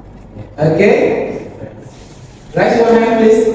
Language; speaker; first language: English; non-native, learner; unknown